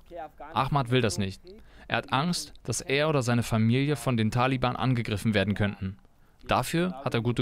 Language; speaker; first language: German; native; German